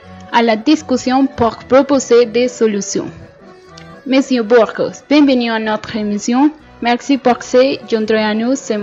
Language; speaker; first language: French; non-native, learner; Spanish